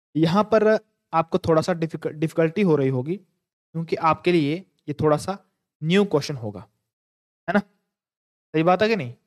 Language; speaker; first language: Hindi; native; Hindi